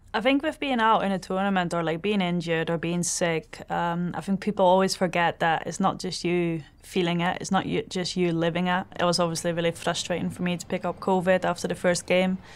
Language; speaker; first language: English; non-native, fluent; Dutch